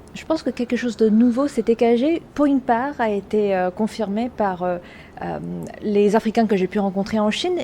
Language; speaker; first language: French; non-native, fluent; Chinese